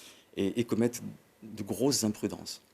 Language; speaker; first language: French; native; French